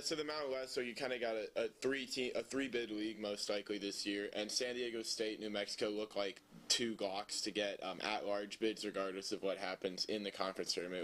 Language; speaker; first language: English; native; English